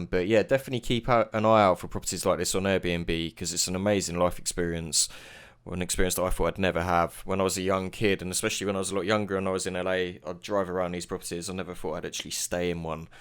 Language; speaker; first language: English; native; English